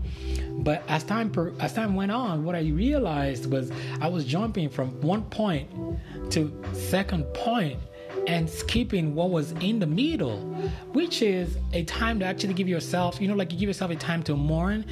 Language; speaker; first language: English; non-native, local second language; Yoruba